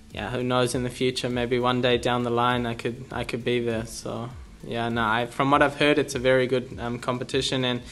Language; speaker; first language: English; native; English